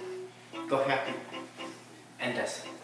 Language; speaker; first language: Japanese; non-native, learner; English